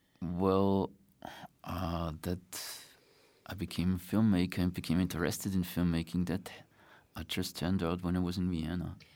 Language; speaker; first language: English; non-native, fluent; German